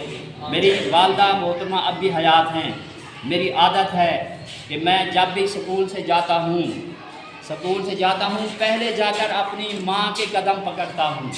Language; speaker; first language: Urdu; native; Urdu